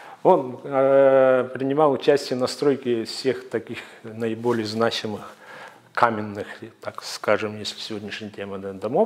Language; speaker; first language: Russian; native; Russian